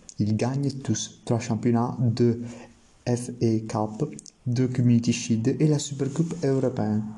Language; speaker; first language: French; non-native, learner; Italian